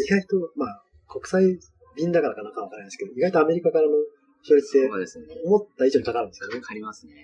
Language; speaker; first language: Japanese; native; Japanese